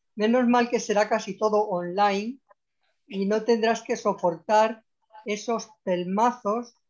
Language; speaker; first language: Spanish; native; Spanish